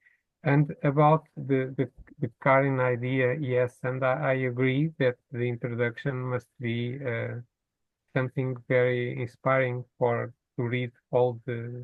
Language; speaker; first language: English; non-native, fluent; Portuguese